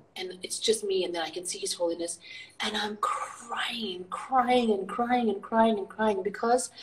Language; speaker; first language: English; early bilingual, other home language; Indonesian